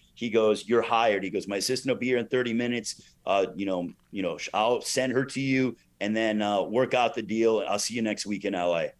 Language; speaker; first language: English; native; English